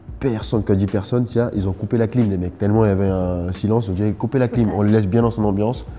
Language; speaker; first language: French; early bilingual, other home language; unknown